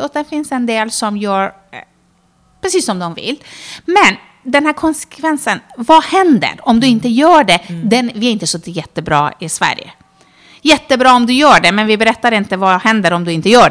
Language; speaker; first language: Swedish; non-native, fluent; Persian